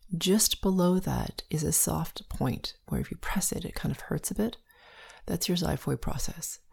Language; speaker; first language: English; native; English